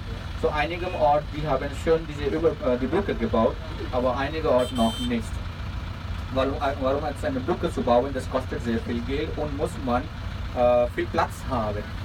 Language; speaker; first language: German; non-native, learner; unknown